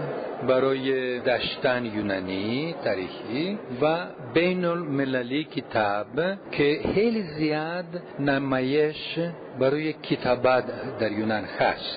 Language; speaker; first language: Persian; non-native, learner; Greek